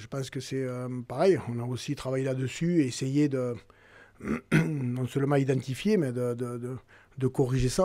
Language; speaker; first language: French; native; French